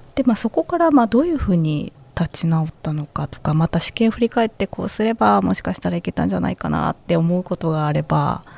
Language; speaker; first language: Japanese; native; Japanese